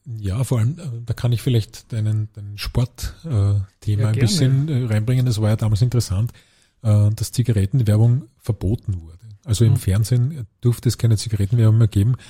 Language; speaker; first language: German; native; German